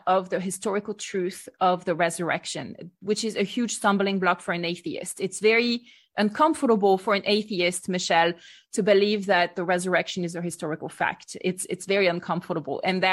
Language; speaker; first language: English; non-native, fluent; French